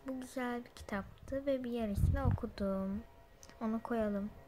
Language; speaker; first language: Turkish; early bilingual, heritage; Turkish